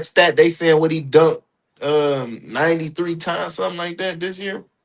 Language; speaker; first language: English; native; English